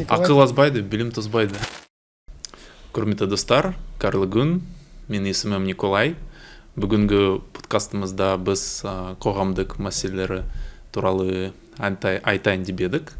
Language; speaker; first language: Kazakh; non-native, learner; Russian